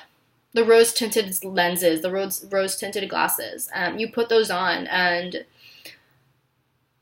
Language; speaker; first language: English; native; English